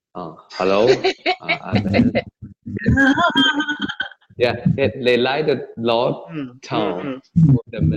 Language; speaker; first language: English; non-native, learner; Chinese